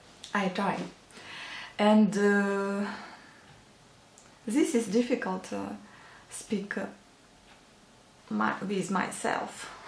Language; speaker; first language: English; non-native, learner; Russian